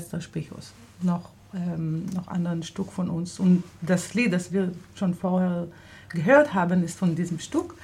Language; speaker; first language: German; non-native, fluent; Hebrew